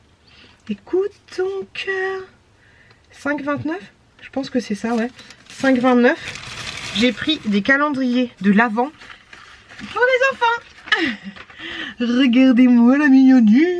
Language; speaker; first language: French; native; French